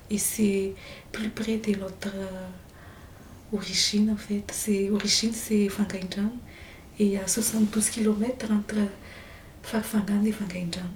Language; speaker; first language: French; non-native, local second language; Malagasy